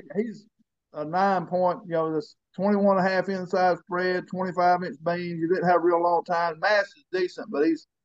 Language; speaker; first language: English; native; English